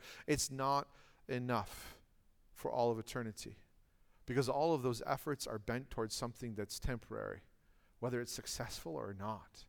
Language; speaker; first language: English; native; English